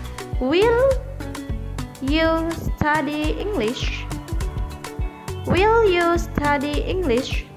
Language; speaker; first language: English; non-native, learner; Indonesian